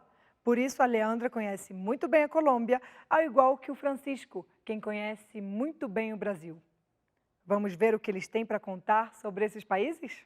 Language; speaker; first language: Portuguese; non-native, fluent; Spanish